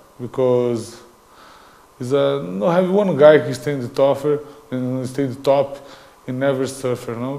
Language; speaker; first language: English; non-native, learner; Portuguese